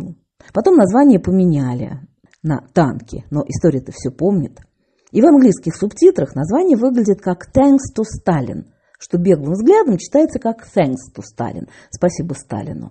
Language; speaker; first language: Russian; native; Russian